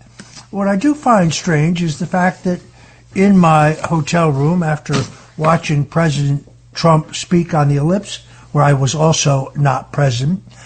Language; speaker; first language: English; native; English